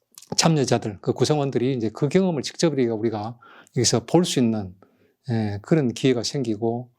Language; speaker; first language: Korean; native; Korean